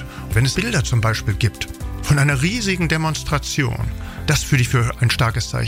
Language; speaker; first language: German; native; German